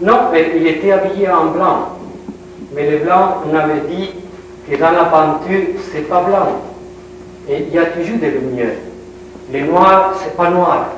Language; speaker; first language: French; non-native, learner; Spanish